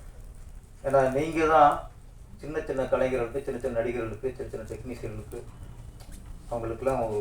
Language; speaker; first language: Tamil; native; Tamil